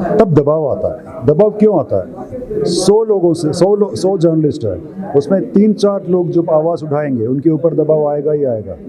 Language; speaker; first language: Hindi; non-native, local second language; Malayalam